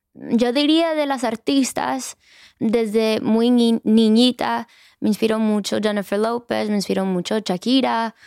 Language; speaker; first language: Spanish; early bilingual, heritage; Spanish